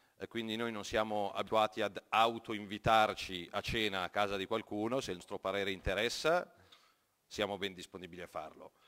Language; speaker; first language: Italian; native; Italian